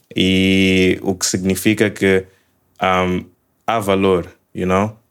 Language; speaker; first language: Portuguese; native; Portuguese